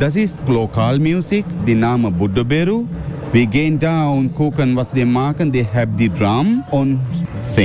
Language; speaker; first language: German; non-native, learner; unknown